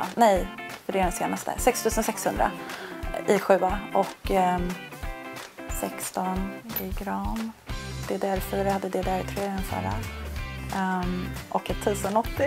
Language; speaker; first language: Swedish; native; Swedish